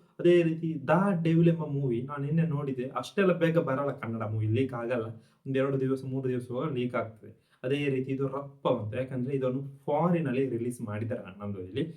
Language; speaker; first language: Kannada; non-native, local second language; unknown